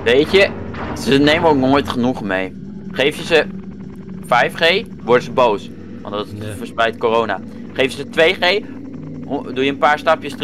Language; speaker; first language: Dutch; native; Dutch